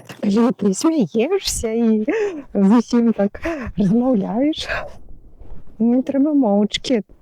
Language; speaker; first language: Belarusian; non-native, local second language; Russian